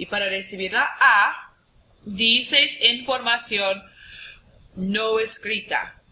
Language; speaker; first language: Spanish; non-native, fluent; English